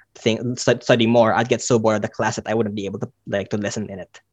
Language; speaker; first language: English; non-native, local second language; Filipino